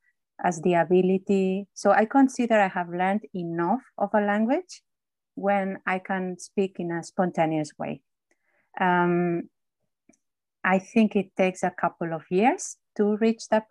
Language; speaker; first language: English; non-native, fluent; Spanish